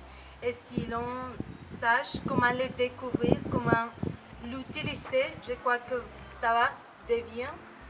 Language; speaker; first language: French; non-native, fluent; Spanish